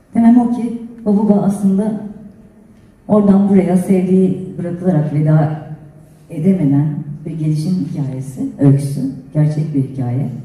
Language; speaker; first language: Turkish; native; Turkish